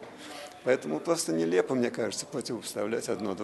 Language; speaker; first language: Russian; native; Russian